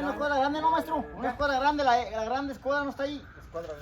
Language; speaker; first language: Spanish; native; Spanish